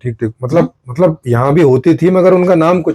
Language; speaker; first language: Hindi; native; Hindi